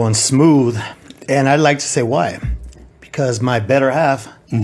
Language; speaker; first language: English; native; English